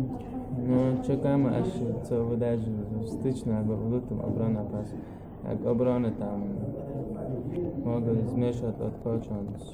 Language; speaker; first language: Polish; non-native, learner; Chechen